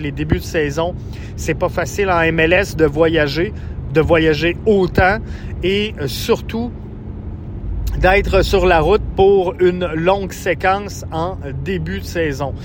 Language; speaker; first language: French; native; French